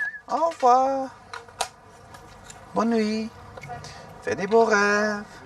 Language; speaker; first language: French; non-native, fluent; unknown